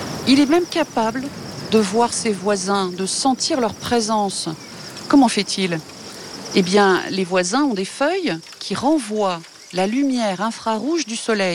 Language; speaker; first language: French; native; French